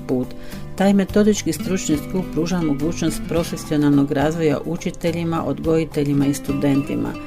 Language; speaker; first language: Bosnian; early bilingual, heritage; Croatian